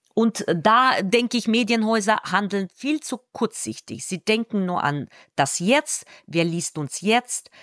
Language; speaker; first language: German; non-native, fluent; Russian